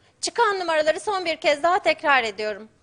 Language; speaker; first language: Turkish; native; Turkish